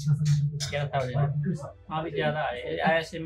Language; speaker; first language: Hindi; non-native, learner; Nepali